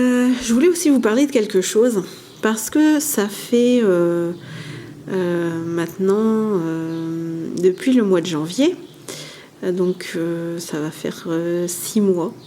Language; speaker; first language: French; native; French